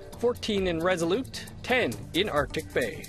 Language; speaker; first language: English; native; English